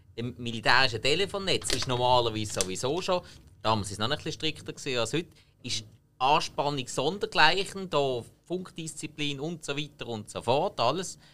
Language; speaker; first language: German; native; German